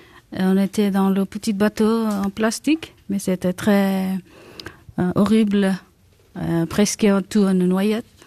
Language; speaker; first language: French; non-native, learner; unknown